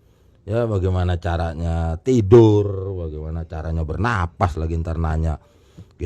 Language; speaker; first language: Indonesian; native; Indonesian